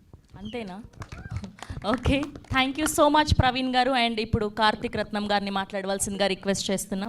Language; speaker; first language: Telugu; native; Telugu